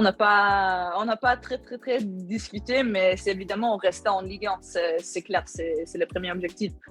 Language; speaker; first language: French; non-native, learner; Swedish